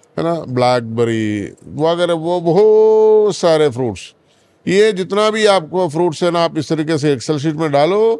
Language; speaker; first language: Hindi; non-native, local second language; Malayalam